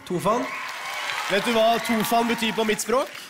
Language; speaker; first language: Norwegian; early bilingual, other home language; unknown